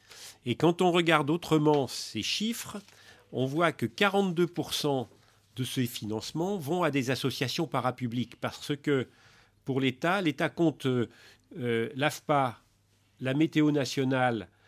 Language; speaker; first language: French; native; French